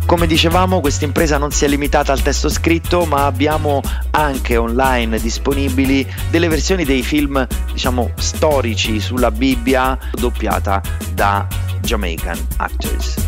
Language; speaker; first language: Italian; native; Italian